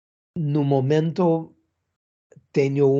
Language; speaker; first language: Portuguese; non-native, learner; English